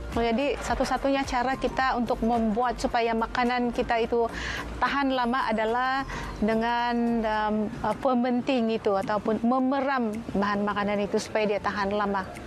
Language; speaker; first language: Malay; non-native, local second language; Central Dusun